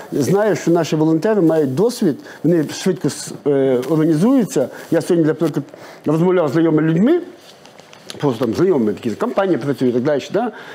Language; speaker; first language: Ukrainian; native; Ukrainian